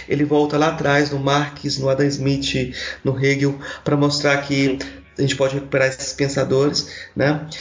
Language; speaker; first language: Portuguese; native; Portuguese